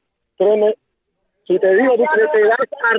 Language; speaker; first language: Spanish; native; Spanish